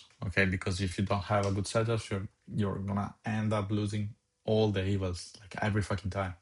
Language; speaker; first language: English; non-native, fluent; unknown